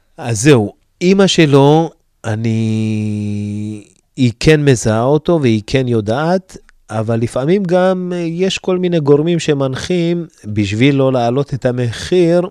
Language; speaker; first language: Hebrew; early bilingual, other home language; Amharic